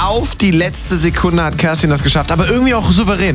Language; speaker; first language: German; native; German